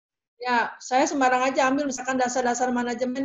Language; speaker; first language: Indonesian; native; Indonesian